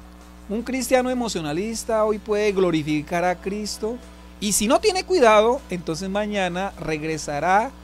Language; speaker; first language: Spanish; native; Spanish